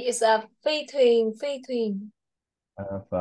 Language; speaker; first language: English; non-native, fluent; Vietnamese